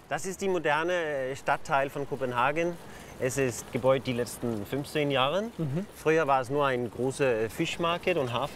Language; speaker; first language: German; non-native, learner; Danish